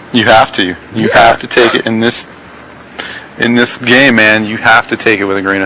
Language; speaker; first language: English; native; English